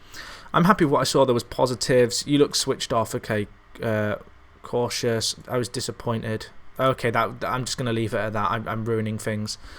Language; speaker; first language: English; native; English